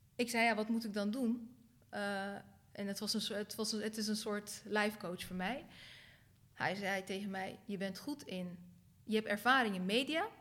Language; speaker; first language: Dutch; early bilingual, other home language; Turkish